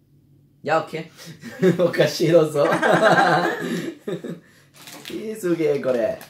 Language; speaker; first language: Japanese; non-native, learner; Spanish